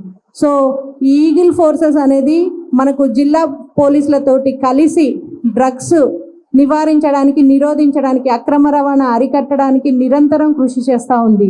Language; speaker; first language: Telugu; native; Telugu